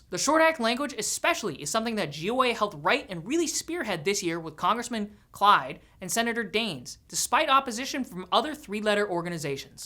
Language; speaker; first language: English; native; English